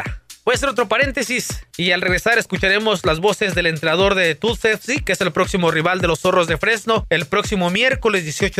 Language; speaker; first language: Spanish; native; Spanish